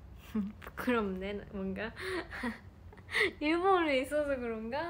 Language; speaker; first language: Korean; non-native, fluent; Japanese